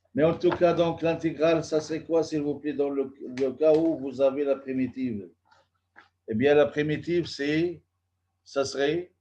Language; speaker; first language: French; non-native, local second language; Arabic